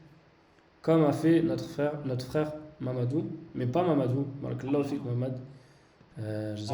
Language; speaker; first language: French; native; French